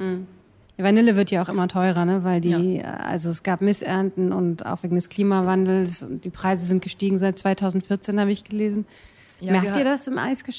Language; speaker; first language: German; native; German